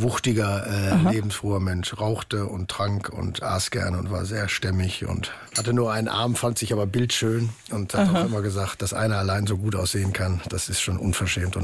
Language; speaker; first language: German; native; German